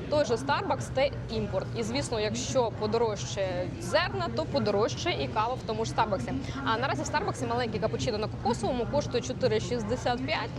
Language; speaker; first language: Ukrainian; native; Ukrainian